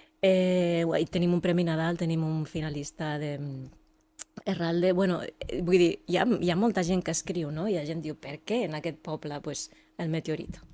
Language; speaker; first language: Catalan; non-native, local second language; Spanish